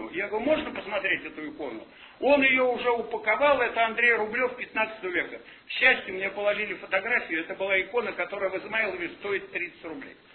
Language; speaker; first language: Russian; native; Russian